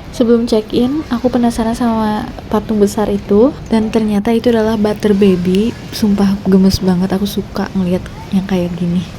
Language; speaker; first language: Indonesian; native; Indonesian